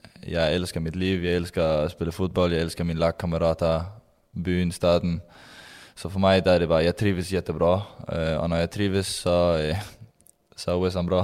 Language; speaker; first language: Swedish; non-native, learner; Danish